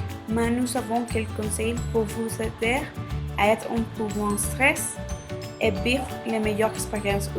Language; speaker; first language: French; non-native, learner; Spanish